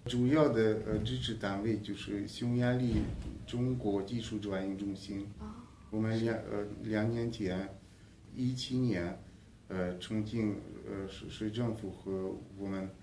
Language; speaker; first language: Chinese; non-native, fluent; Hungarian